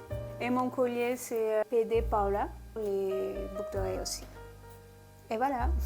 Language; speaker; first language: French; non-native, fluent; Turkish